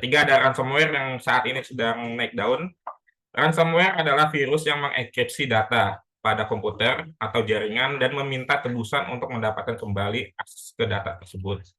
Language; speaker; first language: Indonesian; native; Indonesian